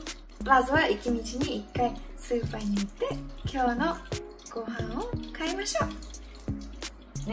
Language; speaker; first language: Japanese; non-native, fluent; English